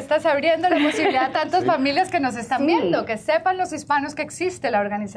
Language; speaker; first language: Spanish; native; Spanish